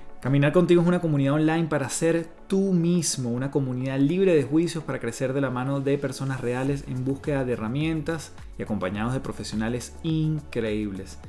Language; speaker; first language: Spanish; native; Spanish